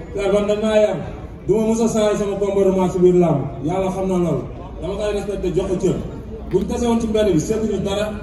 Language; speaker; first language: Wolof; native; Wolof